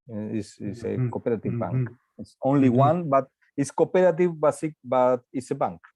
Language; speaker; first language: English; non-native, learner; Spanish